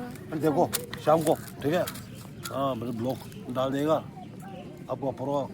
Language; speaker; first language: Hindi; non-native, local second language; Tibetan